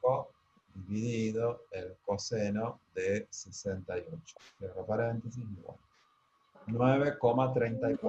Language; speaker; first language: Spanish; native; Spanish